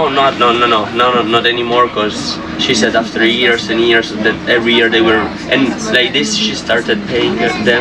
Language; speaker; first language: English; non-native, fluent; Italian